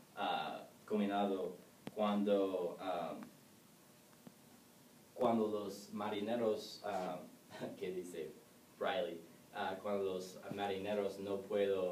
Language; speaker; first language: Spanish; non-native, learner; English